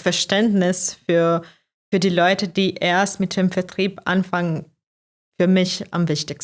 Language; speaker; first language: German; non-native, fluent; Croatian